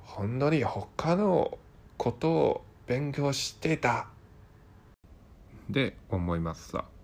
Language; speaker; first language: Japanese; non-native, learner; Cantonese